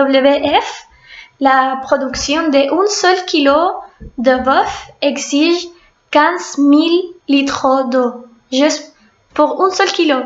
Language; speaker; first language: French; non-native, fluent; Spanish